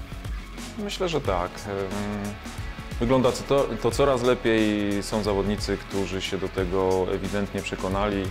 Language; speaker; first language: Polish; native; Polish